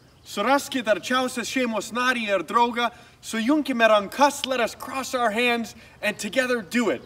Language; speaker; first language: Lithuanian; early bilingual, heritage; Lithuanian